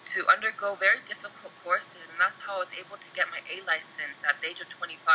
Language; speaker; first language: English; native; English